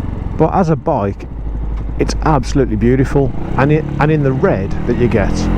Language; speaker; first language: English; native; English